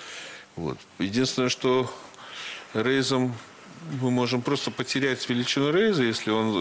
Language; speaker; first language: Russian; native; Russian